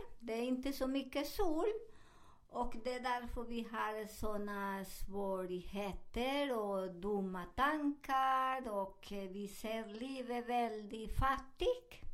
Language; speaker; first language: Swedish; non-native, learner; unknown